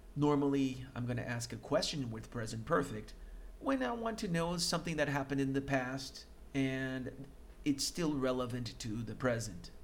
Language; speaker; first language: English; non-native, fluent; Portuguese